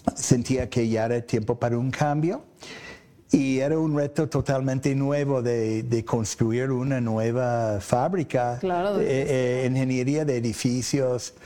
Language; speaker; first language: Spanish; non-native, fluent; English